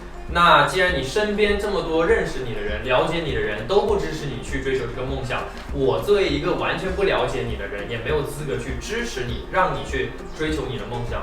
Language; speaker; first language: Chinese; native; Chinese